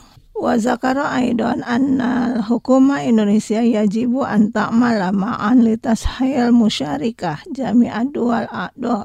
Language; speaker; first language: Arabic; non-native, fluent; Indonesian